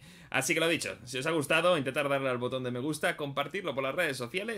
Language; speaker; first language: Spanish; native; Spanish